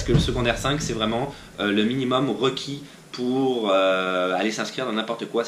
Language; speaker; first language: French; native; French